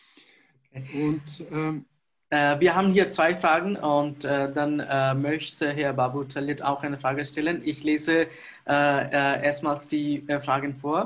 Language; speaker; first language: German; non-native, fluent; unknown